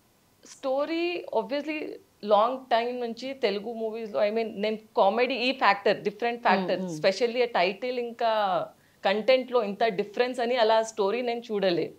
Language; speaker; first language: Telugu; non-native, local second language; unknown